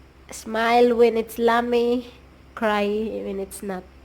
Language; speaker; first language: English; non-native, local second language; Cebuano